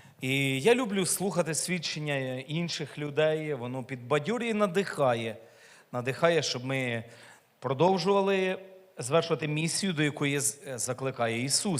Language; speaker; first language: Ukrainian; native; Ukrainian